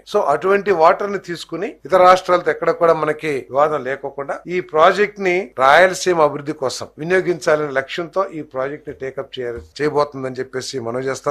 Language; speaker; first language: Telugu; native; Telugu